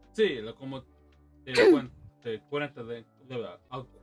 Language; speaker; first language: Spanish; early bilingual, heritage; English